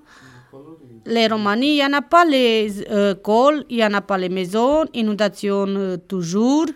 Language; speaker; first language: French; non-native, learner; Romanian